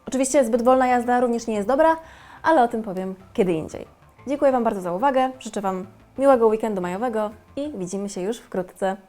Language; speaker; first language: Polish; native; Polish